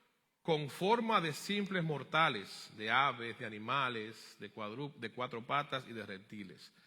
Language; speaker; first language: Spanish; native; Spanish